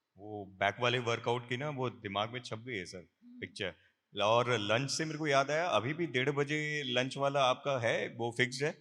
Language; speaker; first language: Hindi; native; Hindi